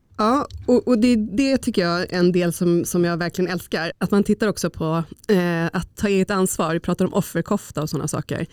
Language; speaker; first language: Swedish; native; Swedish